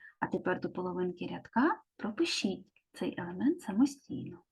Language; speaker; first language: Ukrainian; native; Ukrainian